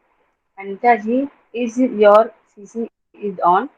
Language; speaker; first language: English; non-native, learner; Hindi